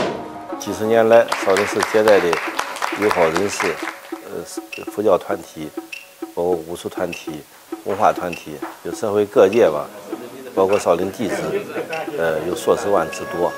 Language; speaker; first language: Chinese; native; Chinese